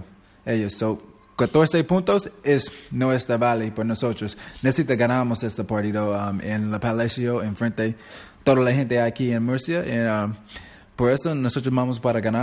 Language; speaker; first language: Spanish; non-native, learner; English